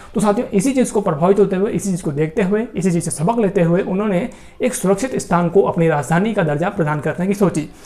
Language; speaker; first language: Hindi; native; Hindi